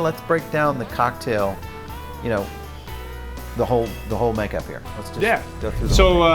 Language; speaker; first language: English; native; English